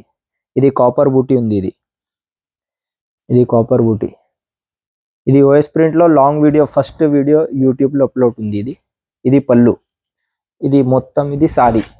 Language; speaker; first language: Telugu; non-native, local second language; Urdu